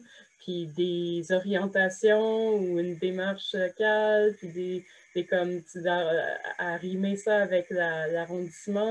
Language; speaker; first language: French; native; French